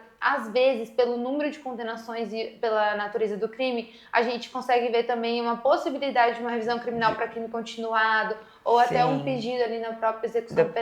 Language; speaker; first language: Portuguese; native; Portuguese